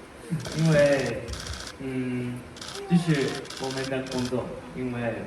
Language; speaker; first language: Chinese; non-native, learner; Japanese